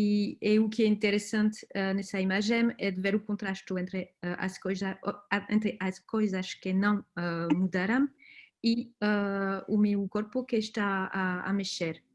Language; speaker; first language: Portuguese; non-native, fluent; French